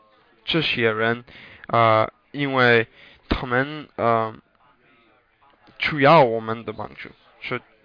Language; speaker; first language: Chinese; non-native, learner; English